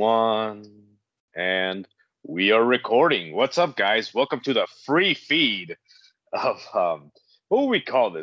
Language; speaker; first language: English; native; English